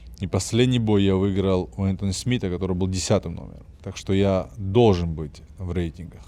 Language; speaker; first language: Russian; non-native, fluent; Georgian